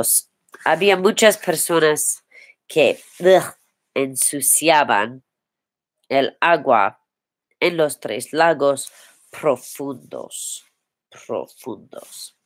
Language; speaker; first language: Spanish; non-native, learner; English